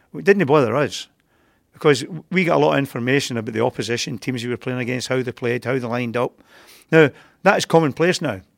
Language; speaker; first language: English; native; English